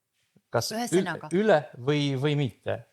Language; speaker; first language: Estonian; non-native, fluent; Russian